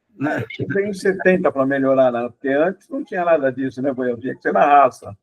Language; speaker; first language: Portuguese; native; Portuguese